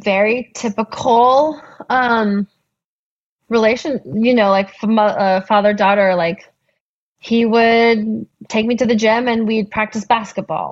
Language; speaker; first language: English; native; English